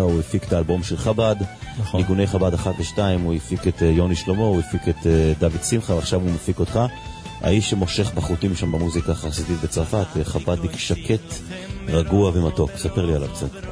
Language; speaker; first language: Hebrew; native; Hebrew